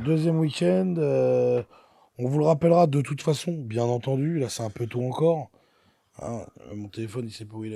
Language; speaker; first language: French; native; French